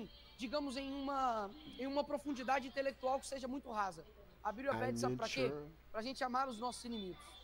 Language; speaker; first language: Portuguese; native; Portuguese